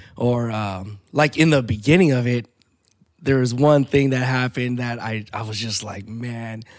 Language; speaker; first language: English; early bilingual, other home language; Filipino